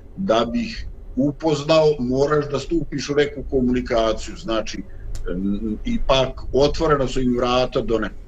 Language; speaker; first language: Bosnian; native; Bosnian